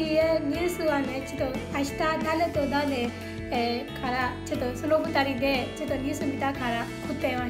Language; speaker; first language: Japanese; non-native, learner; Burmese